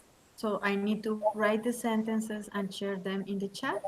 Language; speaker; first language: English; non-native, learner; Spanish